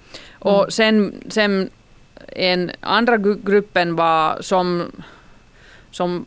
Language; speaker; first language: Swedish; non-native, local second language; Finnish